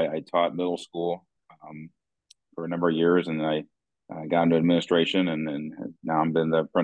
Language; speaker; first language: English; native; English